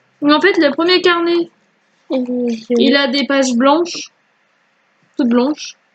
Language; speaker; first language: French; native; French